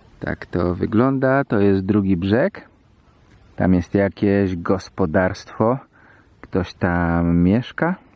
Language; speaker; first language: Polish; native; Polish